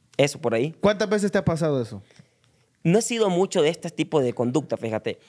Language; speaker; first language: Spanish; native; Spanish